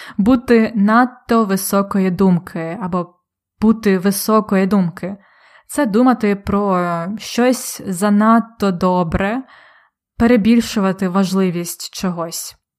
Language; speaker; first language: Ukrainian; native; Ukrainian